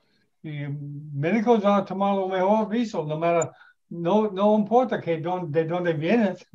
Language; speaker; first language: Spanish; non-native, learner; English